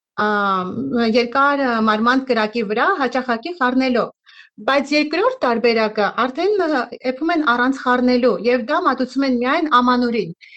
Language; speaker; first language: Armenian; native; Armenian